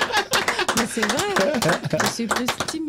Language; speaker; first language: French; non-native, fluent; Portuguese